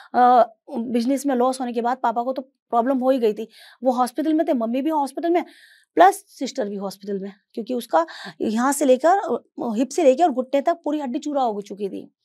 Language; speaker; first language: Hindi; native; Hindi